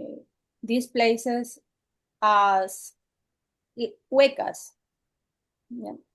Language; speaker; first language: English; non-native, learner; Spanish